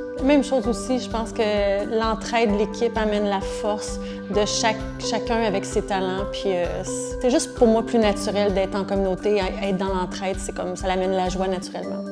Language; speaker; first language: French; native; French